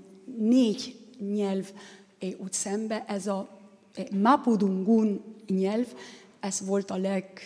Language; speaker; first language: Hungarian; non-native, learner; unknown